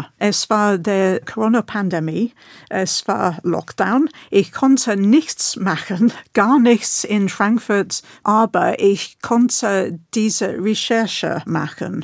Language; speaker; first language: German; non-native, fluent; English